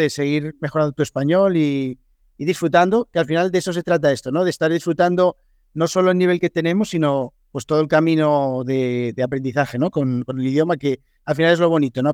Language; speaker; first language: Spanish; native; Spanish